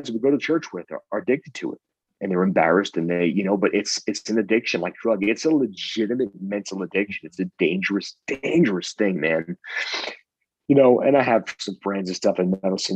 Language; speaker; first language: English; native; English